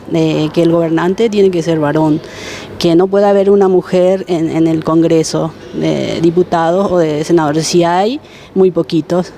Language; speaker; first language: Spanish; native; Spanish